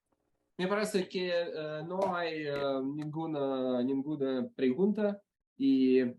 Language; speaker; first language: Spanish; non-native, learner; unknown